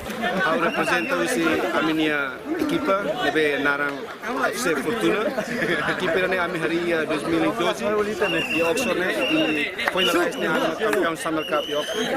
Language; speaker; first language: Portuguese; non-native, learner; Tetum